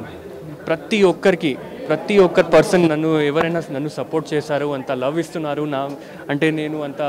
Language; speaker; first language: Telugu; non-native, local second language; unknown